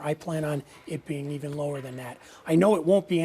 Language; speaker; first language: English; native; English